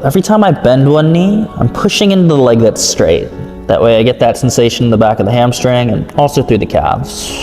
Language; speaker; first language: English; native; English